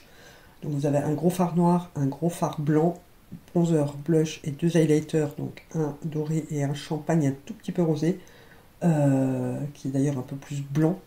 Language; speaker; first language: French; native; French